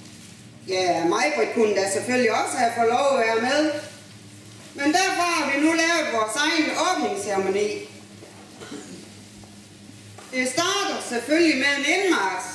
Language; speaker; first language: Danish; native; Danish